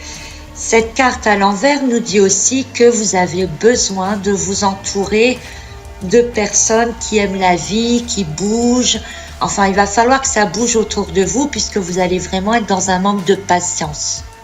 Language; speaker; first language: French; native; French